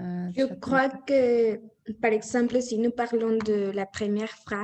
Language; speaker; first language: French; non-native, learner; Spanish